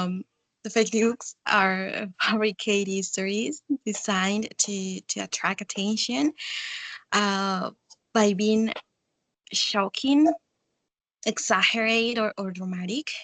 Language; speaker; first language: English; non-native, fluent; Spanish